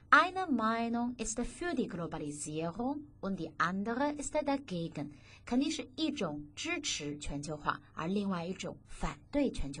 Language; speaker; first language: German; non-native, fluent; Chinese